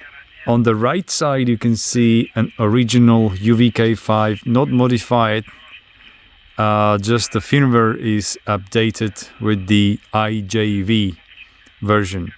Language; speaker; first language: English; non-native, fluent; Slovak